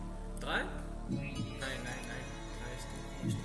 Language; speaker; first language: German; non-native, learner; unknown